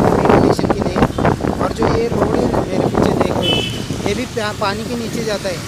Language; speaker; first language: Hindi; non-native, local second language; Marathi